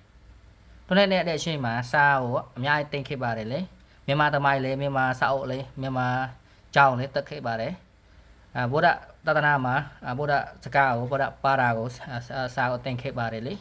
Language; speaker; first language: Burmese; non-native, learner; Khmer